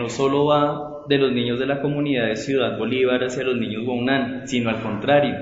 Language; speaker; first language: Spanish; native; Spanish